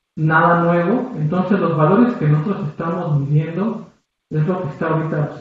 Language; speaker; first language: Spanish; native; Spanish